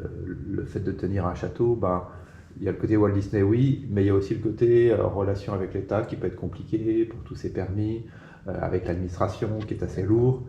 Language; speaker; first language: French; native; French